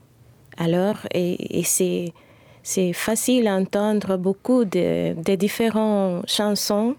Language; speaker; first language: French; non-native, fluent; Spanish